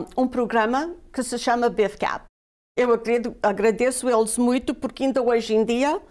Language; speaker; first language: Portuguese; native; Portuguese